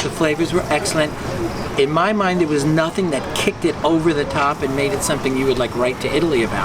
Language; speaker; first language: English; native; English